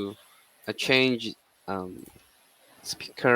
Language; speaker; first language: English; non-native, learner; Korean